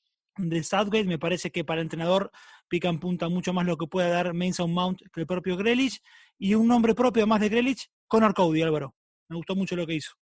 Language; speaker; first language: Spanish; native; Spanish